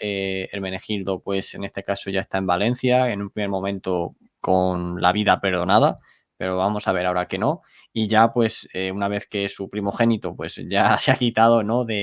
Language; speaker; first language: Spanish; native; Spanish